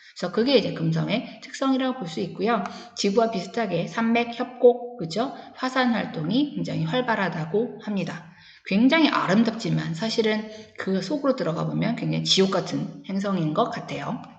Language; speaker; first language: Korean; native; Korean